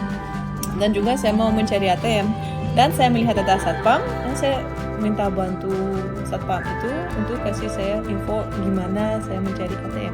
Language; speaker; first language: Indonesian; non-native, fluent; Russian